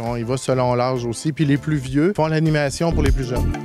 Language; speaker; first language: French; native; French